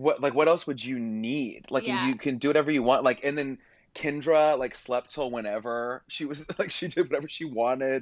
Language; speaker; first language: English; native; English